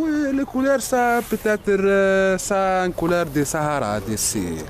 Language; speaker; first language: French; non-native, learner; Arabic